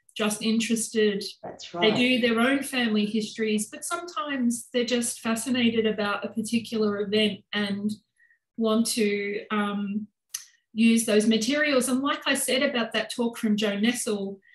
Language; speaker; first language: English; native; English